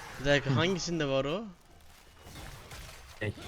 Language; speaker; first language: Turkish; native; Turkish